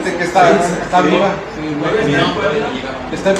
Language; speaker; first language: Spanish; native; Spanish